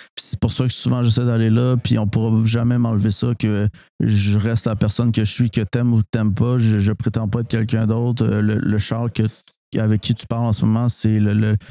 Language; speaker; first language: French; native; French